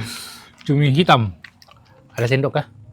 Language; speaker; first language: Malay; native; Malay